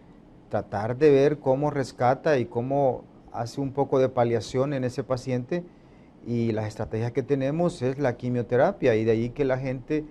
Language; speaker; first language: Spanish; native; Spanish